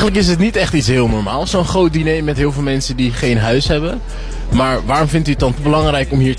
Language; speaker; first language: Dutch; native; Dutch